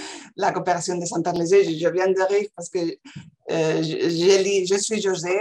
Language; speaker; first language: French; non-native, fluent; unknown